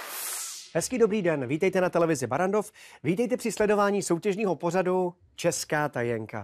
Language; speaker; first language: Czech; native; Czech